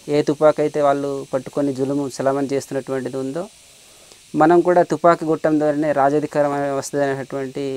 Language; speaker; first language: Telugu; native; Telugu